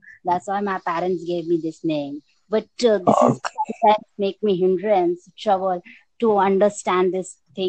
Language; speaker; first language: English; non-native, local second language; Hindi